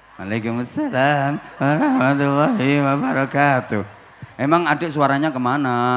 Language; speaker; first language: Indonesian; non-native, local second language; Javanese